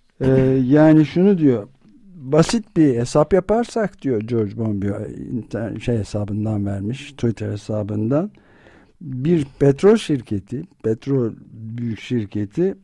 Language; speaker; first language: Turkish; native; Turkish